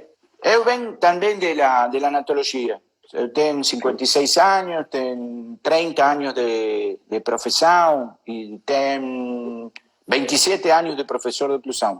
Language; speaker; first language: Portuguese; non-native, learner; Spanish